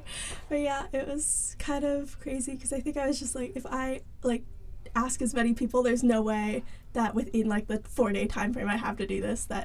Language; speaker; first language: English; native; English